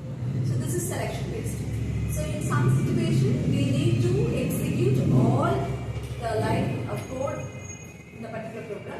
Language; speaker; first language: English; non-native, local second language; Tamil